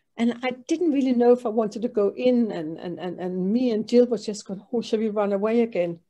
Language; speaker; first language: English; non-native, fluent; Danish